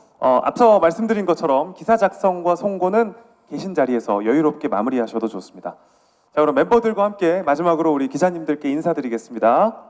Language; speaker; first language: Korean; native; Korean